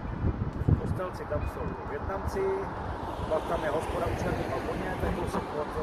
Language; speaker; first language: Czech; native; Czech